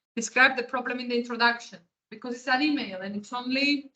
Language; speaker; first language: English; non-native, fluent; Greek